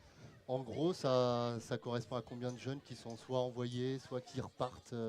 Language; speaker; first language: French; native; French